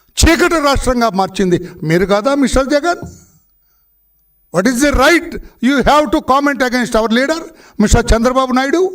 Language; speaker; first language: Telugu; native; Telugu